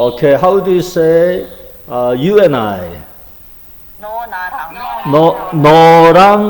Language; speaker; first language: English; non-native, fluent; Korean